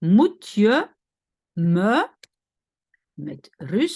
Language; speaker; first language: Dutch; non-native, fluent; French